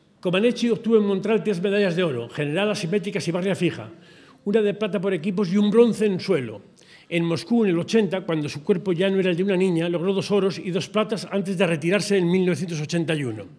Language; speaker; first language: Spanish; native; Spanish